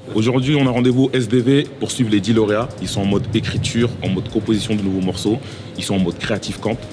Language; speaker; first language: French; native; French